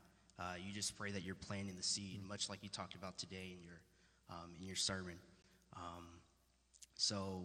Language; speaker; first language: English; native; English